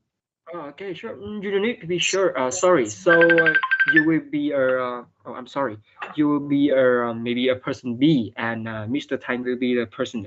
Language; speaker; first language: English; non-native, fluent; Vietnamese